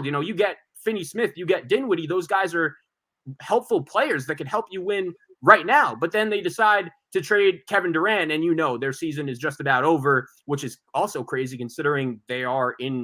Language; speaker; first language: English; native; English